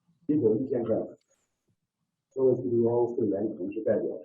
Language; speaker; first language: Chinese; native; Chinese